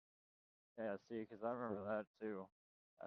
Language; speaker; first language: English; native; English